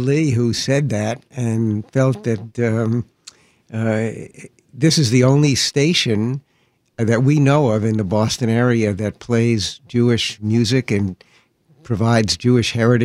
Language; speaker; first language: English; native; English